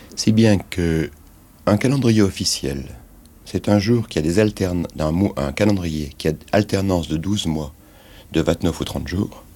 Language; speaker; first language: French; native; French